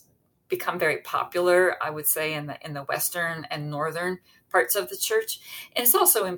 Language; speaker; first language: English; native; English